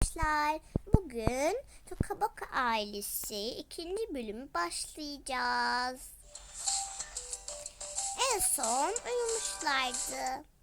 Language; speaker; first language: Turkish; early bilingual, other home language; Arabic